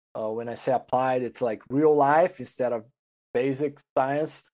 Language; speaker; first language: English; non-native, fluent; Portuguese